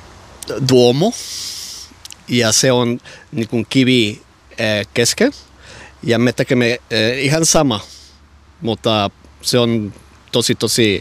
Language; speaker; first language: Finnish; non-native, learner; Spanish